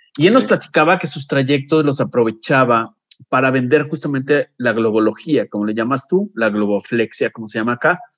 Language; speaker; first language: Spanish; native; Spanish